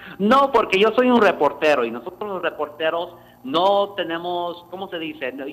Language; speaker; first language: Spanish; early bilingual, heritage; Spanish